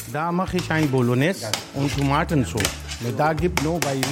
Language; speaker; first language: German; non-native, learner; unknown